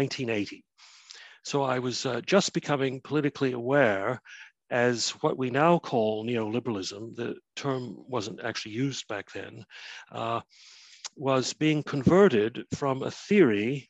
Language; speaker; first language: English; native; English